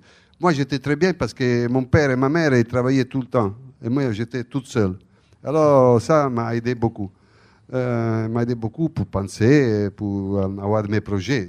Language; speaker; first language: French; non-native, fluent; Italian